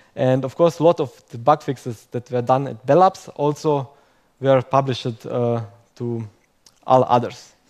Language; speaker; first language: English; non-native, fluent; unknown